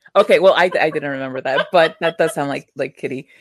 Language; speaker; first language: English; early bilingual, other home language; Spanish